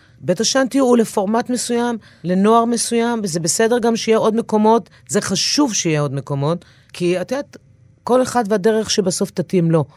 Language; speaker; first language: Hebrew; native; Hebrew